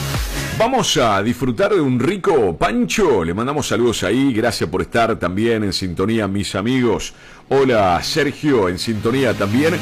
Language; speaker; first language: Spanish; native; Spanish